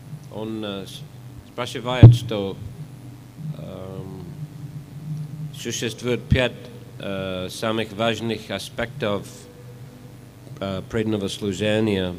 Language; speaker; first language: Russian; non-native, fluent; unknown